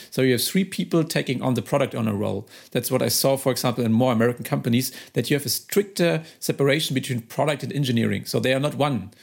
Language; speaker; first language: English; non-native, fluent; German